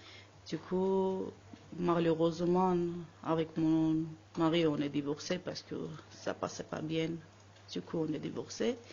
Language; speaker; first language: French; non-native, learner; Armenian